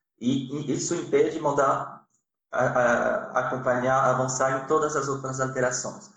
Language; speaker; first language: Portuguese; non-native, fluent; French